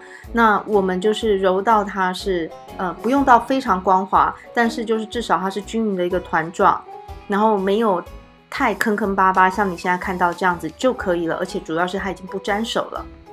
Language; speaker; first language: Chinese; native; Chinese